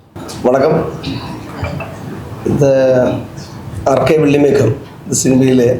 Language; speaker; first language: Tamil; non-native, learner; Malayalam